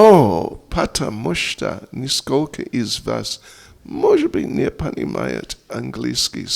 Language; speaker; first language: Russian; non-native, learner; English